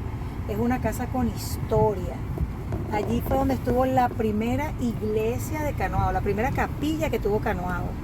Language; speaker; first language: Spanish; native; Spanish